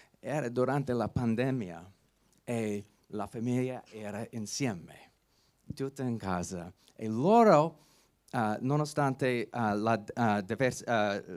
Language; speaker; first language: Italian; non-native, learner; English